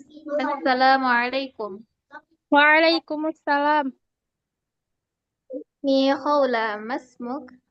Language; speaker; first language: Arabic; non-native, learner; Indonesian